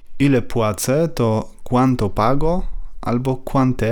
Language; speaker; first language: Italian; non-native, learner; Polish